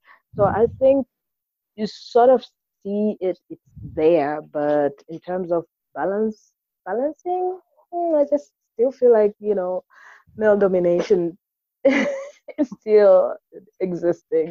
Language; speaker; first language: English; non-native, local second language; Swahili